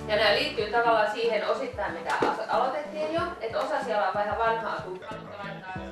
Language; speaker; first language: Finnish; native; Finnish